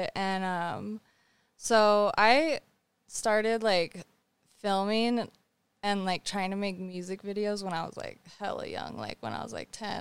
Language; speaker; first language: English; native; English